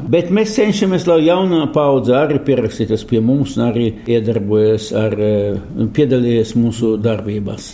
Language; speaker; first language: Latvian; non-native, local second language; Russian